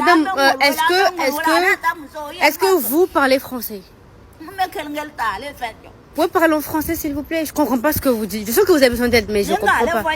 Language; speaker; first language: French; native; French